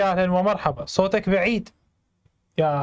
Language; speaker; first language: Arabic; native; Arabic